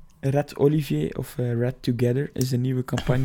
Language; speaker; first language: Dutch; native; Dutch